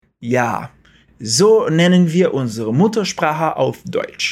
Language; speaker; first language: German; non-native, fluent; Portuguese